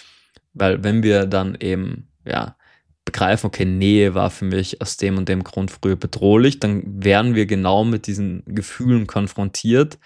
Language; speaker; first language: German; native; German